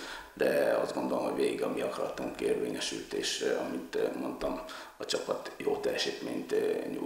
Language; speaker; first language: Hungarian; native; Hungarian